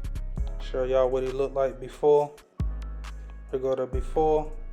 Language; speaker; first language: English; native; English